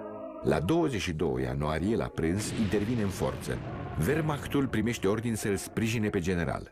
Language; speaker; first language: Romanian; native; Romanian